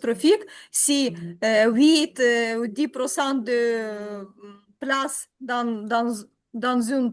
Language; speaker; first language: French; non-native, learner; Ukrainian